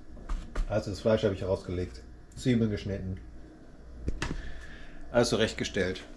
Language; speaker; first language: German; native; German